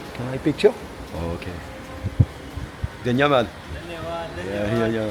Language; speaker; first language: English; non-native, learner; French